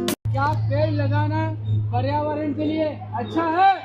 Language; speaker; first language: Hindi; non-native, local second language; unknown